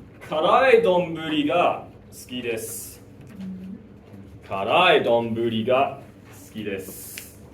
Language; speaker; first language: Japanese; non-native, learner; English